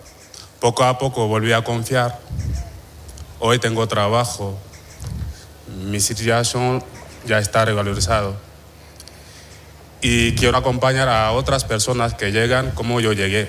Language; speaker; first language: Spanish; non-native, fluent; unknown